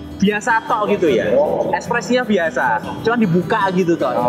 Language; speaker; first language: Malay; non-native, local second language; Javanese